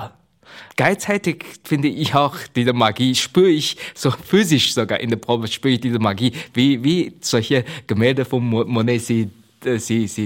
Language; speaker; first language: German; non-native, fluent; Chinese